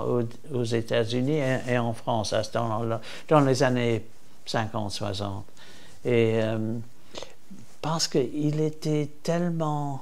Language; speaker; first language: French; non-native, fluent; English